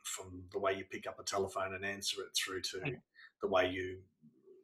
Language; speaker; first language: English; native; English